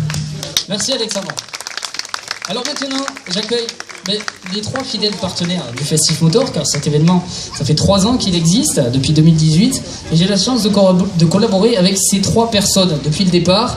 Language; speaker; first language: French; native; French